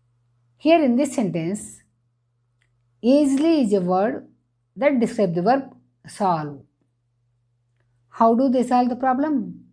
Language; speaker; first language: English; non-native, fluent; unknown